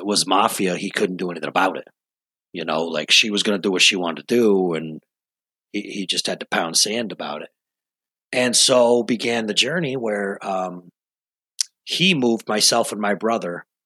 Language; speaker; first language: English; native; English